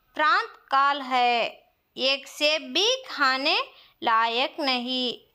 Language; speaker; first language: Hindi; non-native, local second language; Kannada